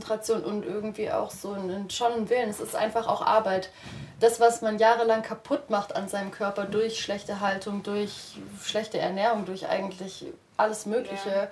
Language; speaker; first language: German; native; German